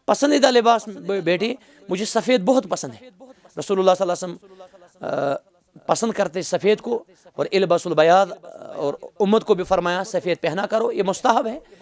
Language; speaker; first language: Hindi; non-native, local second language; Kashmiri